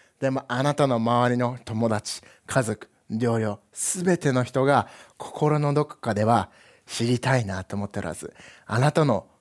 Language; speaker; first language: Japanese; early bilingual, heritage; Japanese